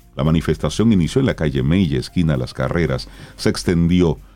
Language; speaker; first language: Spanish; native; Spanish